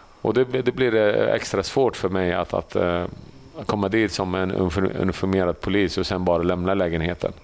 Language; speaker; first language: Swedish; early bilingual, other home language; Assyrian Neo-Aramaic